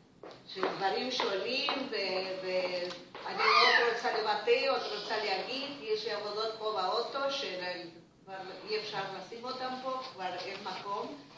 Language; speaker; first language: Hebrew; non-native, fluent; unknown